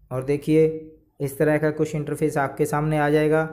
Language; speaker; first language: Hindi; native; Hindi